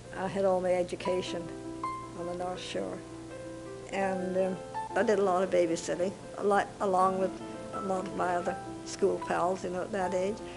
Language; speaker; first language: English; native; English